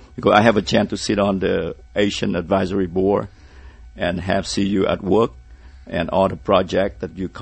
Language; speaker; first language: English; non-native, fluent; Vietnamese